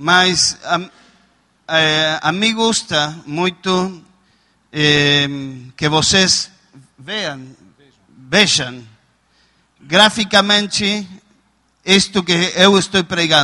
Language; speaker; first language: Portuguese; non-native, learner; Spanish